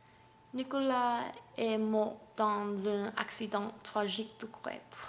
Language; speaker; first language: French; non-native, learner; English